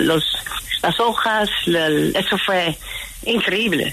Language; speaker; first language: Spanish; non-native, fluent; Dutch